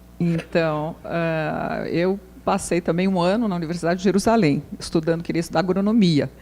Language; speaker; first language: Portuguese; native; Portuguese